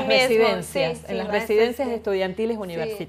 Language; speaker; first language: Spanish; native; Spanish